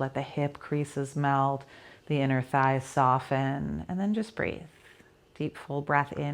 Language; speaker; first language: English; native; English